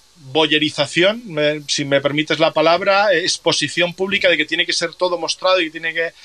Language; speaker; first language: Spanish; native; Spanish